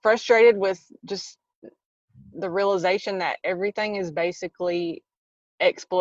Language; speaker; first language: English; native; English